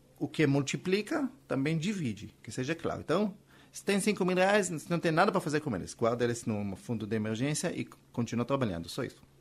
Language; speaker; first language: Portuguese; non-native, fluent; Hebrew